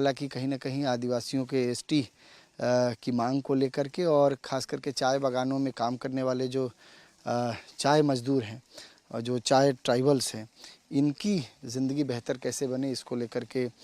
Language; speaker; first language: Hindi; native; Hindi